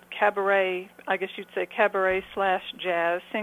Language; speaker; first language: English; native; English